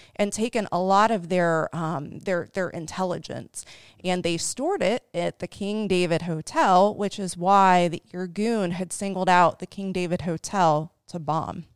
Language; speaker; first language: English; native; English